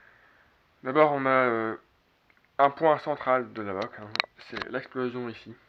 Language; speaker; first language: French; native; French